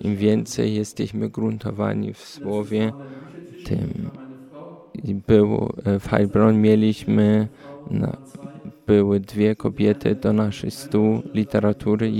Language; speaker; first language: Polish; early bilingual, heritage; Polish